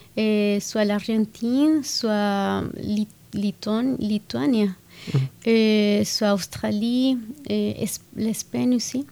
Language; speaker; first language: French; non-native, fluent; Spanish